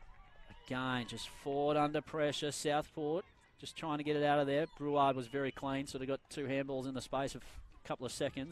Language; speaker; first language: English; native; English